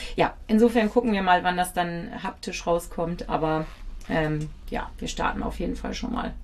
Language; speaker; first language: German; native; German